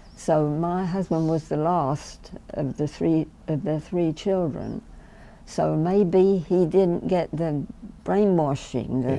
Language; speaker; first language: English; native; English